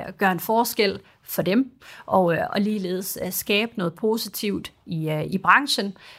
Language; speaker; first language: Danish; native; Danish